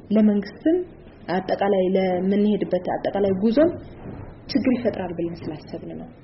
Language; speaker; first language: Amharic; non-native, local second language; Tigrinya